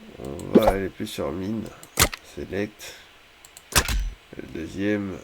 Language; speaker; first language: French; native; French